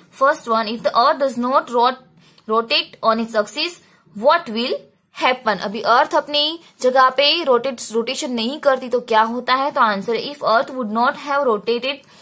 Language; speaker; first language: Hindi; non-native, local second language; Gujarati